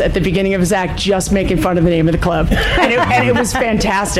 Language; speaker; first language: English; native; English